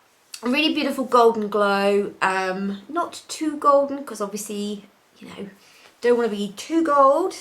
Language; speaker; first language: English; native; English